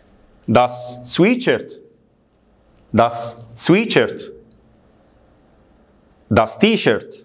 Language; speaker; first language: German; non-native, fluent; Arabic